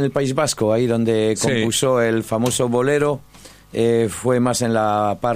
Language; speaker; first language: Spanish; non-native, fluent; French